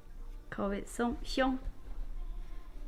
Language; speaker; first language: English; non-native, learner; Thai